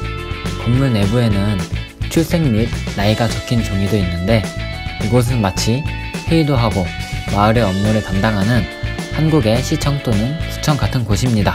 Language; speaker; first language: Korean; native; Korean